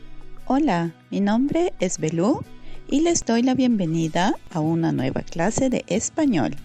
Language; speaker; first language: Spanish; non-native, fluent; Norwegian